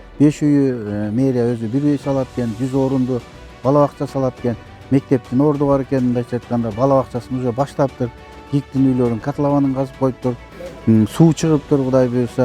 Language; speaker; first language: Kyrgyz; native; Kyrgyz